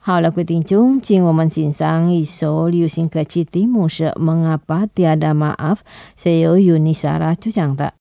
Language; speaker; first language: Chinese; non-native, fluent; Indonesian